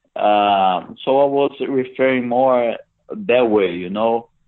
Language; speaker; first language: English; non-native, fluent; Portuguese